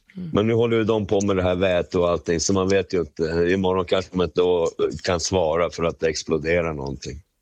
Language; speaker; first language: Swedish; native; Swedish